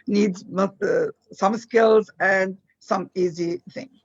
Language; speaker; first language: English; non-native, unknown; Arabic